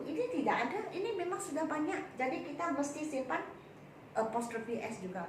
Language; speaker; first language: Malay; non-native, local second language; Chinese